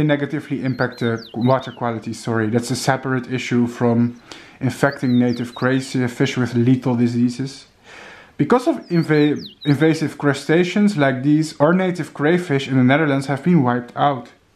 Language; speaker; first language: English; non-native, fluent; Dutch